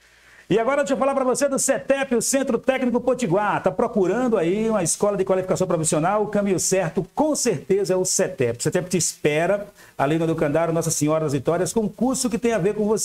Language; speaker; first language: Portuguese; native; Portuguese